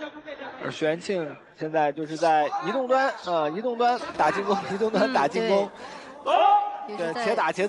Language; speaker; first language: Chinese; native; Chinese